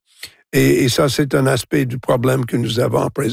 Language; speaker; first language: French; non-native, local second language; English